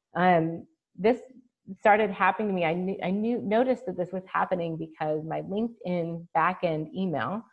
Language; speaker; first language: English; native; English